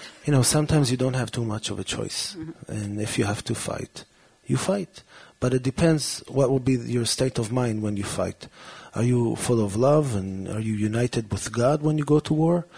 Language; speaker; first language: English; early bilingual, other home language; Hebrew